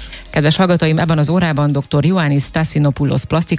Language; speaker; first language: Hungarian; native; Hungarian